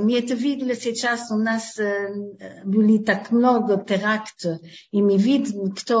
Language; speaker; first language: Russian; early bilingual, heritage; Hebrew